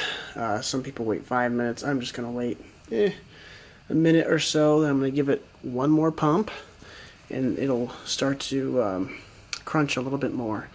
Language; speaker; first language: English; native; English